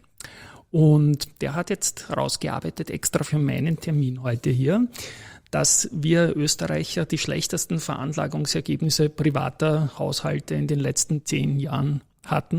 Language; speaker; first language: German; native; German